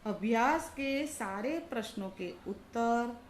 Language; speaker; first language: Hindi; non-native, local second language; Gujarati